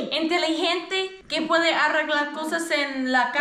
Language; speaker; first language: Spanish; non-native, learner; English